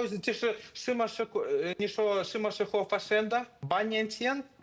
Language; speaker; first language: Chinese; non-native, fluent; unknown